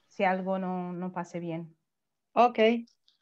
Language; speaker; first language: Spanish; non-native, fluent; Portuguese